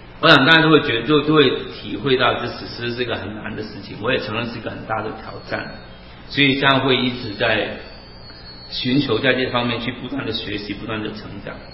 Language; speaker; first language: Chinese; non-native, local second language; Cantonese